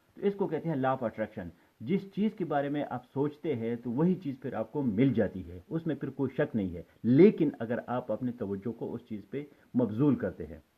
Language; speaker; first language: Urdu; non-native, local second language; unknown